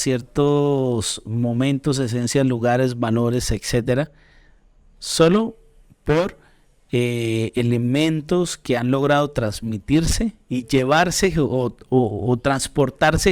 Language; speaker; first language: Spanish; native; Spanish